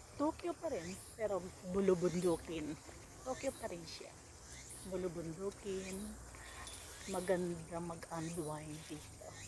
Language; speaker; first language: Filipino; native; Filipino